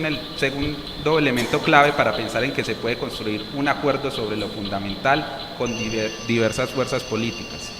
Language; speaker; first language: Spanish; native; Spanish